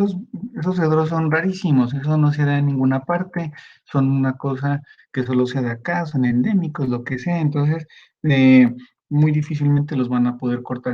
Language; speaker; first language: Spanish; native; Spanish